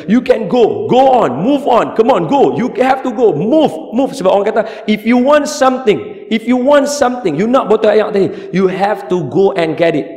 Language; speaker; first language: English; non-native, local second language; Malay